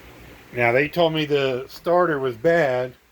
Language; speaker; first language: English; native; English